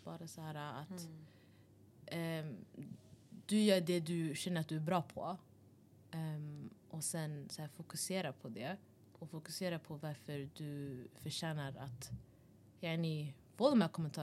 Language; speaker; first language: Swedish; early bilingual, other home language; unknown